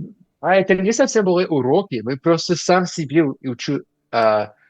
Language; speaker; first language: Russian; non-native, learner; English